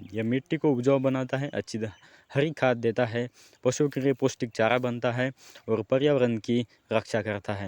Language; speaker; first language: Hindi; native; Hindi